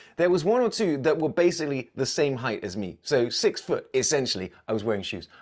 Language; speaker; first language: English; native; English